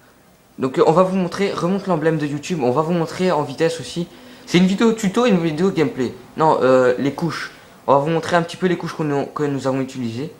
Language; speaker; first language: French; native; French